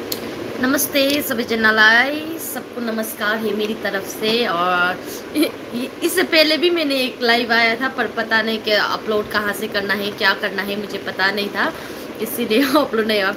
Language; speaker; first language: Hindi; non-native, learner; Nepali